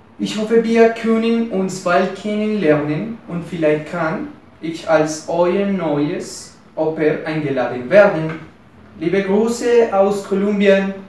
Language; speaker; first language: German; non-native, learner; Spanish